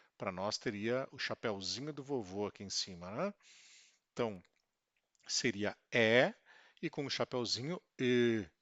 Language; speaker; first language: Portuguese; native; Portuguese